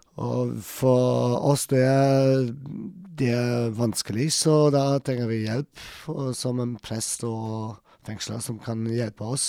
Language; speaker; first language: Norwegian; non-native, learner; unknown